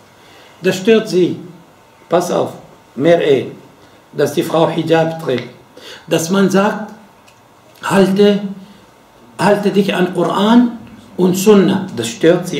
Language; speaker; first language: German; non-native, fluent; Arabic